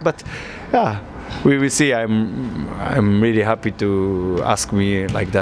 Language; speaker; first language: English; non-native, learner; Japanese